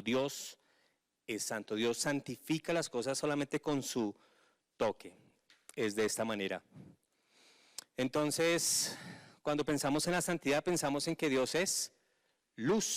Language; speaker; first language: Spanish; native; Spanish